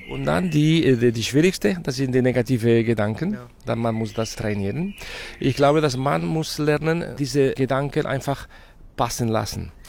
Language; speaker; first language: German; non-native, fluent; Spanish